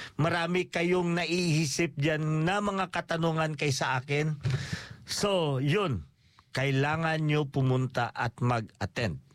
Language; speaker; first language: Filipino; native; Filipino